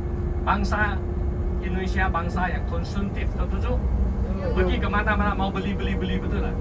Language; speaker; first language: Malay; non-native, local second language; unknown